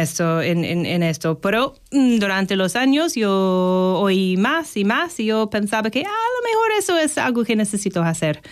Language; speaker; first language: Spanish; non-native, fluent; English